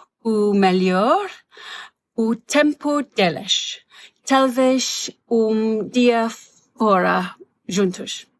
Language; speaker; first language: Portuguese; non-native, learner; English